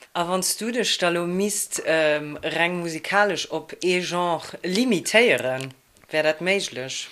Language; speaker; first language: Luxembourgish; native; Luxembourgish